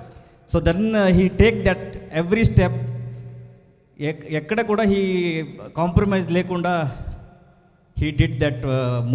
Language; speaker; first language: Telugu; non-native, learner; Kannada